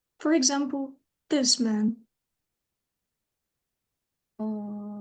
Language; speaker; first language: English; non-native, fluent; Ukrainian